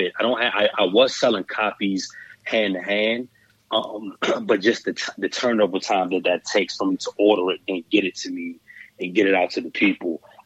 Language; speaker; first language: English; native; English